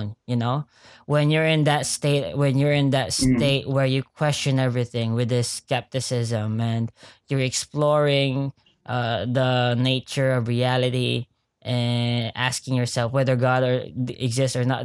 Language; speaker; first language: English; non-native, local second language; Filipino